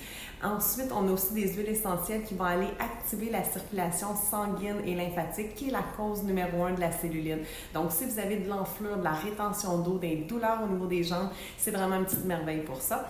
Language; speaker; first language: French; native; French